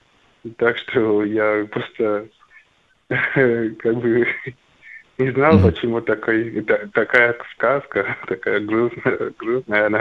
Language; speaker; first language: Russian; non-native, learner; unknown